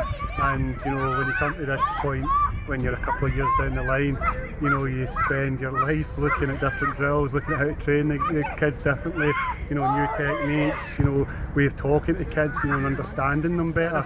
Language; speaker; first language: English; native; English